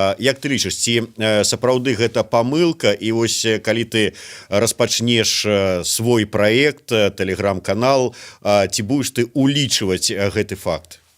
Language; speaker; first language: Belarusian; native; Belarusian